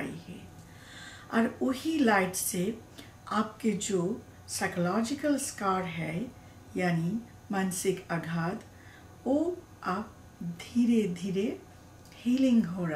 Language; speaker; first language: Hindi; non-native, learner; Bangla